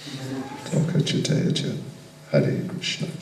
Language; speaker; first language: Russian; non-native, learner; English